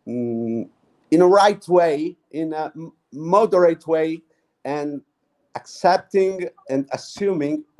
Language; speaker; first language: English; non-native, fluent; Italian